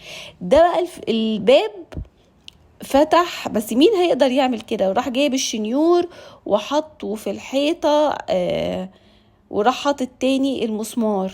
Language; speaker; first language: Arabic; native; Arabic